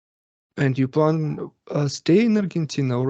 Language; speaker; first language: English; non-native, learner; Russian